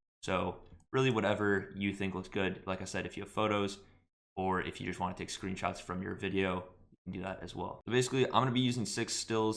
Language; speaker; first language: English; native; English